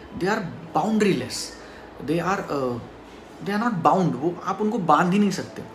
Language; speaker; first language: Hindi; non-native, local second language; Marathi